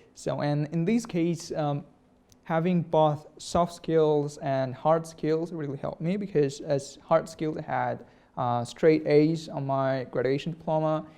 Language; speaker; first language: English; non-native, fluent; Russian